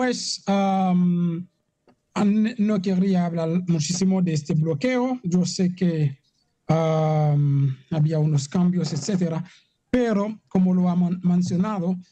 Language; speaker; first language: Spanish; non-native, fluent; Haitian Creole